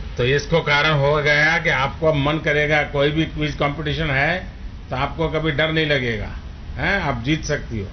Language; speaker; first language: Hindi; non-native, local second language; Gujarati